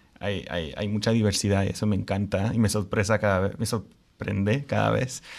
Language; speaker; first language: Spanish; non-native, fluent; French